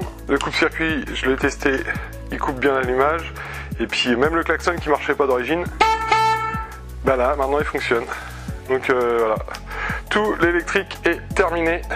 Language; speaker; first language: French; native; French